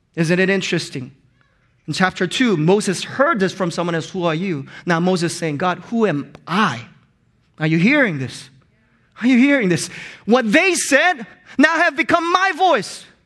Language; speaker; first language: English; non-native, local second language; Korean